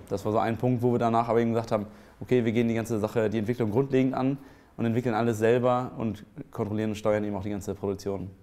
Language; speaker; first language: German; native; German